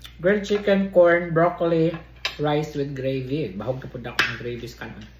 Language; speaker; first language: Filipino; non-native, local second language; Cebuano